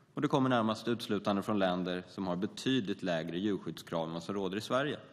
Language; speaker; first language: Swedish; native; Swedish